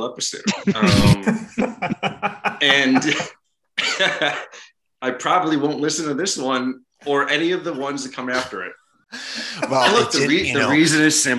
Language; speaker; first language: English; native; English